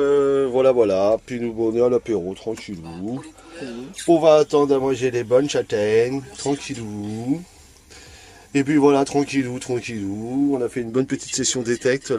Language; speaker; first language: French; native; French